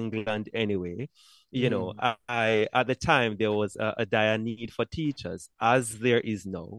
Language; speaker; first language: English; non-native, local second language; Jamaican Creole English